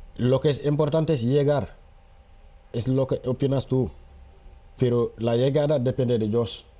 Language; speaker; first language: Spanish; non-native, fluent; Wolof